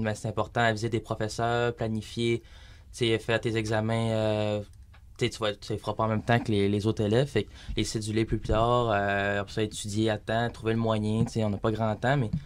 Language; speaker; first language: French; native; French